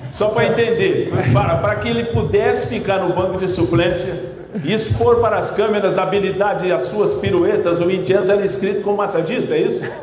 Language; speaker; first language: Portuguese; native; Portuguese